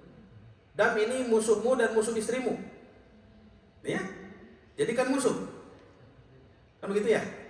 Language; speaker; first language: Indonesian; native; Indonesian